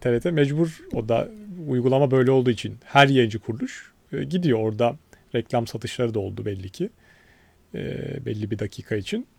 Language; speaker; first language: Turkish; native; Turkish